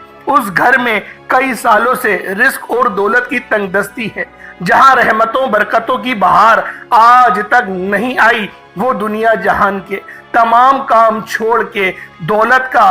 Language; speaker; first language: Urdu; native; Urdu